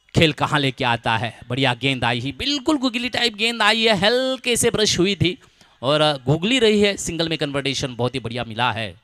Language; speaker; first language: Hindi; non-native, local second language; Marathi